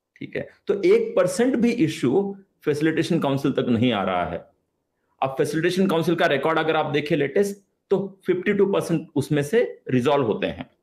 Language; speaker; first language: Hindi; non-native, local second language; Marathi